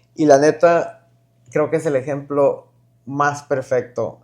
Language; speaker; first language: Spanish; early bilingual, heritage; Spanish